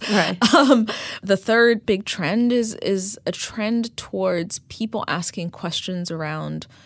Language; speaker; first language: English; non-native, fluent; Amharic